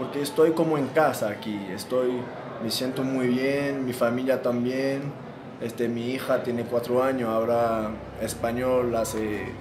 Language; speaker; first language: Spanish; non-native, fluent; French